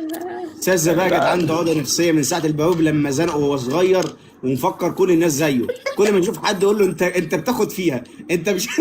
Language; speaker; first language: Arabic; native; Arabic